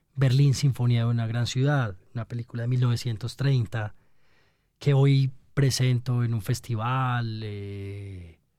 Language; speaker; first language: Spanish; native; Spanish